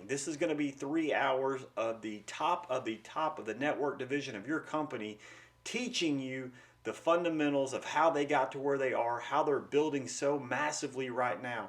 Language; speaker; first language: English; native; English